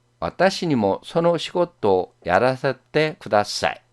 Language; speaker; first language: Japanese; non-native, fluent; Korean